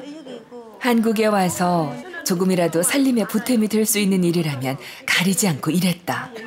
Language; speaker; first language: Korean; native; Korean